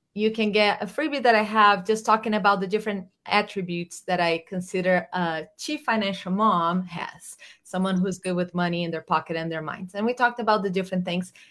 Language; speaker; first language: English; non-native, fluent; Portuguese